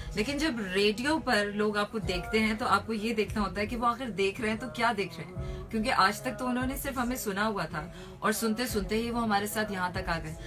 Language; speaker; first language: Urdu; native; Urdu